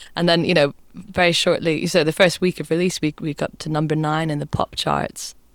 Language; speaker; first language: English; native; English